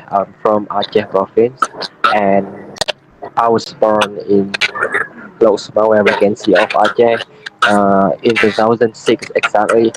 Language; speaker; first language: English; non-native, learner; Indonesian